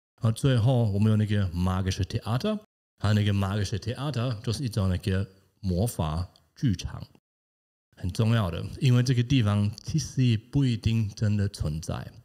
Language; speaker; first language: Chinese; non-native, fluent; German